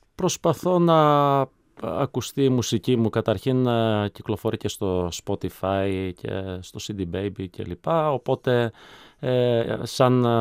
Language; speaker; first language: Greek; early bilingual, other home language; Czech